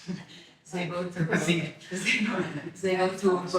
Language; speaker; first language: English; non-native, learner; French